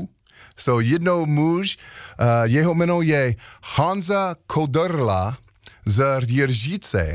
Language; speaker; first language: Czech; non-native, learner; English